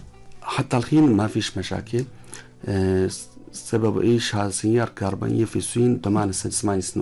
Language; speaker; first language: Arabic; non-native, learner; Chinese